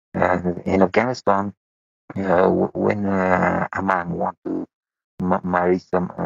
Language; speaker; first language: English; non-native, fluent; Persian